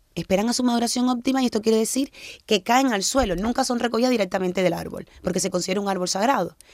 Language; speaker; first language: Spanish; native; Spanish